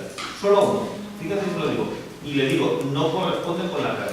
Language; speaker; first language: Spanish; native; Spanish